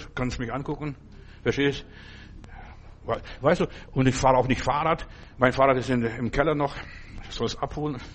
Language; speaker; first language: German; non-native, fluent; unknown